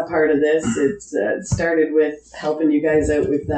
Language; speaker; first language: English; native; English